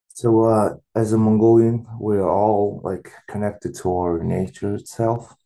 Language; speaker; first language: English; non-native, fluent; Mongolian